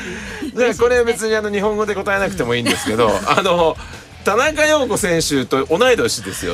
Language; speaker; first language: Japanese; native; Japanese